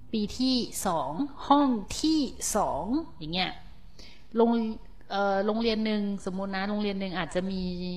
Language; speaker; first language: Thai; native; Thai